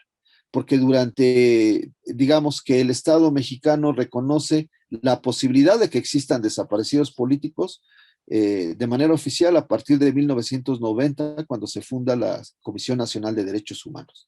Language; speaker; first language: Spanish; native; Spanish